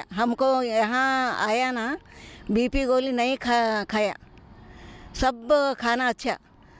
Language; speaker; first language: Hindi; non-native, local second language; Kannada